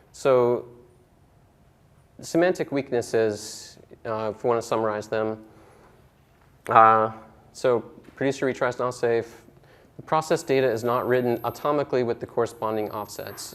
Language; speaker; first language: English; native; English